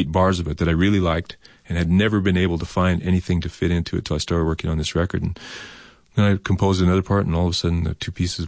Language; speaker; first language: English; native; English